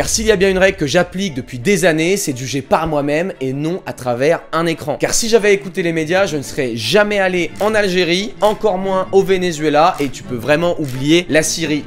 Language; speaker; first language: French; native; French